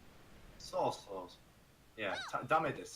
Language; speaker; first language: Japanese; non-native, learner; English